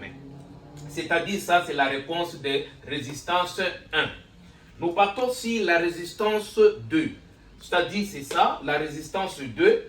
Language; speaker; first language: French; non-native, learner; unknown